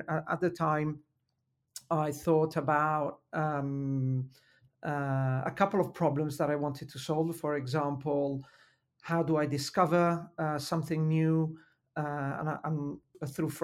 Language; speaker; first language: English; non-native, fluent; Italian